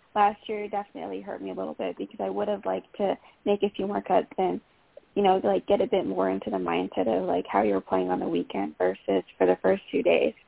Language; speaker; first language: English; native; English